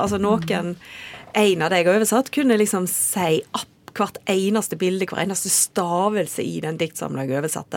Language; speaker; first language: Norwegian; native; Norwegian